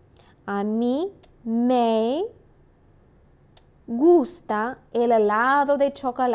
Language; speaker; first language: Spanish; non-native, fluent; English